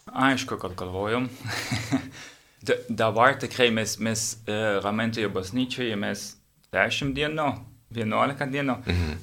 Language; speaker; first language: Lithuanian; non-native, fluent; Dutch